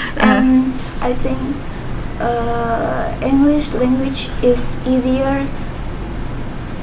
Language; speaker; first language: English; non-native, learner; Indonesian